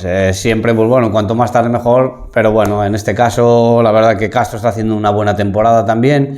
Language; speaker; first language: Spanish; native; Spanish